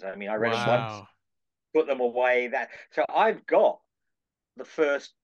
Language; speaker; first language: English; native; English